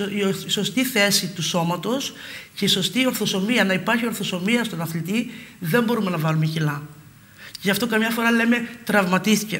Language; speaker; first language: Greek; native; Greek